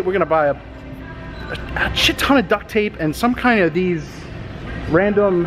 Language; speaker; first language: English; native; English